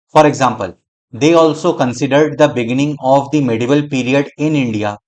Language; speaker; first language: English; non-native, local second language; Hindi